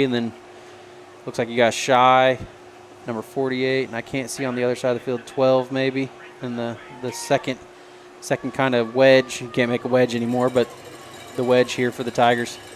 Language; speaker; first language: English; native; English